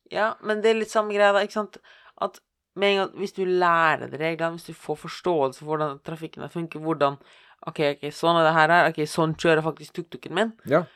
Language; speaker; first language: Norwegian; native; Norwegian